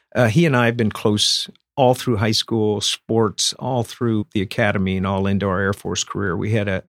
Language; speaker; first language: English; native; English